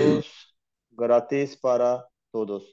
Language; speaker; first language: Spanish; non-native, learner; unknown